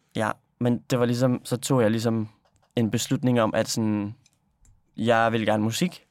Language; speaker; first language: Danish; native; Danish